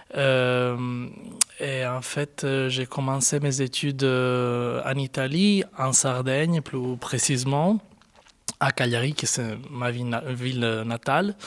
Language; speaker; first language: French; non-native, fluent; Italian